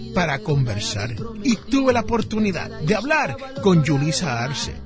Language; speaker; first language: Spanish; early bilingual, heritage; Spanish